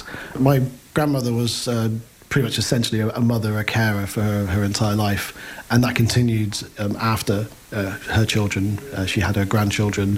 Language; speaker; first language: English; native; English